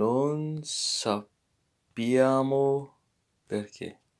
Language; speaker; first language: Italian; non-native, fluent; English